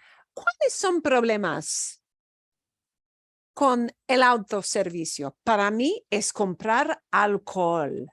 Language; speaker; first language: Spanish; non-native, fluent; English